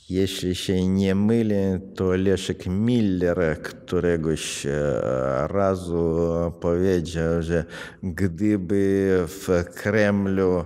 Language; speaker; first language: Polish; non-native, fluent; Russian